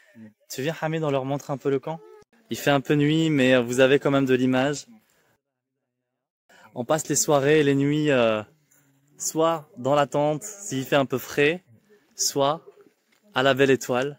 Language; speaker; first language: French; native; French